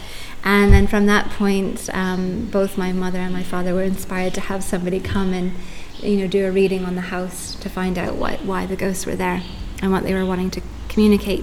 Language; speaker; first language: English; native; English